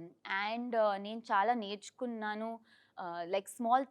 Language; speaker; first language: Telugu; non-native, learner; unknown